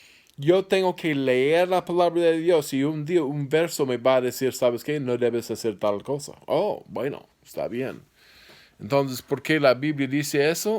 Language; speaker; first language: Spanish; non-native, fluent; English